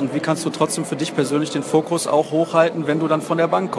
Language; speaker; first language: German; native; German